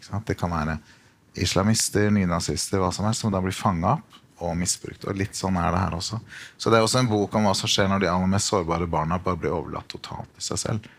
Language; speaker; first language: Norwegian; native; Norwegian